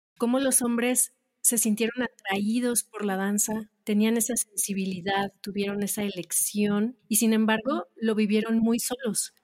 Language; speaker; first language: Spanish; native; Spanish